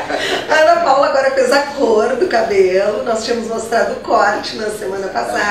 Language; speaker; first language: Portuguese; native; Portuguese